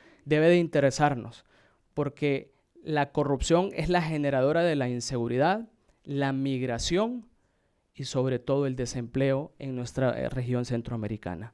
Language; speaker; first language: Spanish; native; Spanish